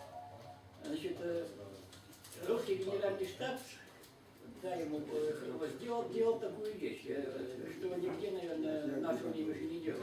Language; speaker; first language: Russian; native; Russian